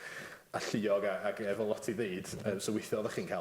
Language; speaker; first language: Welsh; native; Welsh